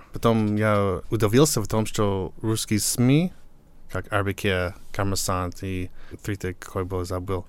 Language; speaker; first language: Russian; non-native, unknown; English